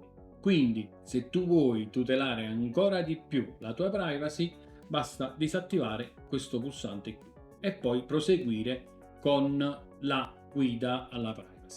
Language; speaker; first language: Italian; native; Italian